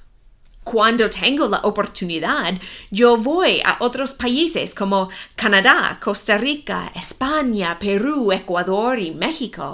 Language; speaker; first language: Spanish; non-native, fluent; English